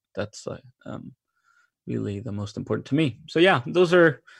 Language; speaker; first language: English; non-native, fluent; Spanish